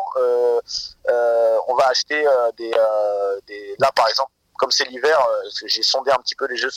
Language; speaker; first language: French; native; French